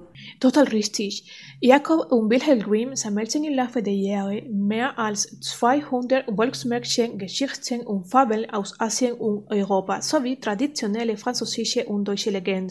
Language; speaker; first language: German; non-native, learner; Spanish